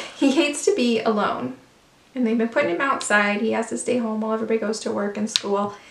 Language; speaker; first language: English; native; English